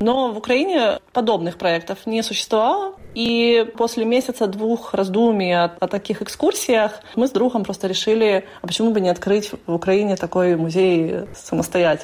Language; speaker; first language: Russian; native; Russian